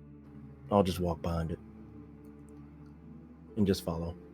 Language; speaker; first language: English; native; English